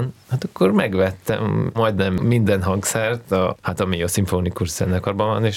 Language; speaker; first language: Hungarian; early bilingual, heritage; Hungarian